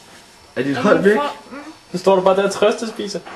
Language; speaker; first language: Danish; native; Danish